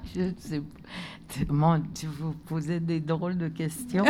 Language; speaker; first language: French; non-native, local second language; Innu-aimun